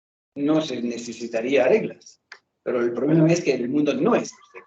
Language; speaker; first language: Spanish; non-native, fluent; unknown